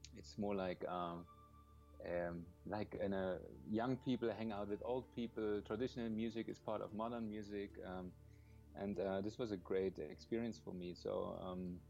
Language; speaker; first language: English; non-native, fluent; German